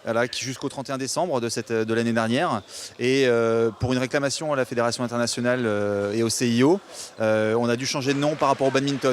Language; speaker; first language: French; native; French